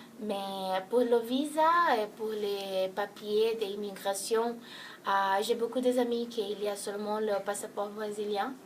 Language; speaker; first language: French; non-native, learner; Portuguese